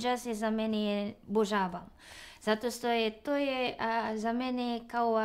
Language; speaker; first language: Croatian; non-native, learner; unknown